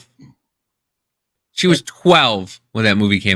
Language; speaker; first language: English; native; English